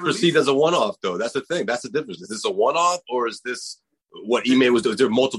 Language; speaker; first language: English; native; English